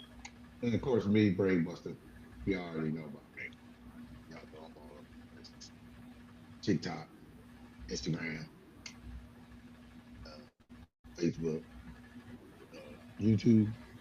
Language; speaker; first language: English; native; English